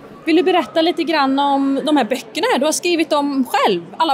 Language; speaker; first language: Swedish; native; Swedish